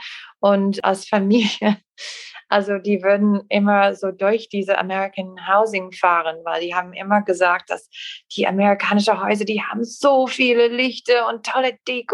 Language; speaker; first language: German; non-native, fluent; English